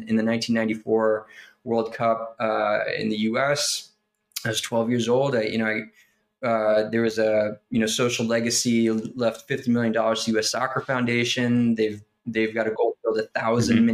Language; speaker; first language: English; native; English